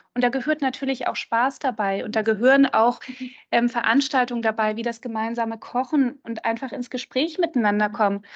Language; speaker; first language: German; native; German